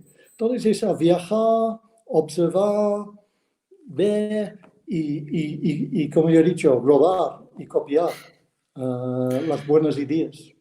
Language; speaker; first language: Spanish; non-native, fluent; English